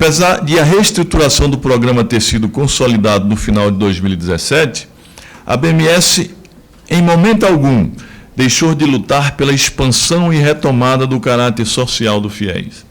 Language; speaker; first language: Portuguese; native; Portuguese